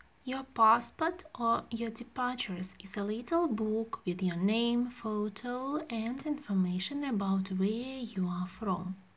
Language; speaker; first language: English; non-native, fluent; Russian